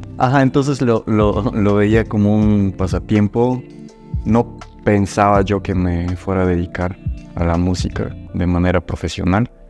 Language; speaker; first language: Spanish; non-native, fluent; Bulgarian